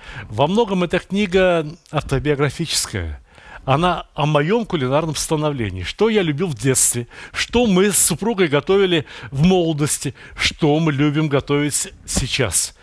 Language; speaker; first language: Russian; native; Russian